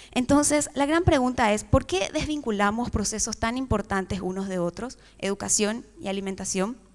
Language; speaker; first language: Spanish; native; Spanish